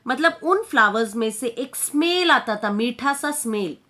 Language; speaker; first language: Hindi; non-native, local second language; Marathi